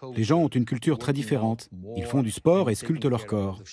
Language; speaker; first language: French; non-native, fluent; Portuguese